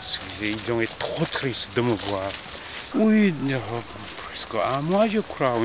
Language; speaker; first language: French; non-native, fluent; Korean